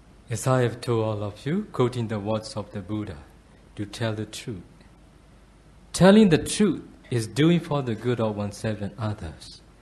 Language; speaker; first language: English; non-native, fluent; Burmese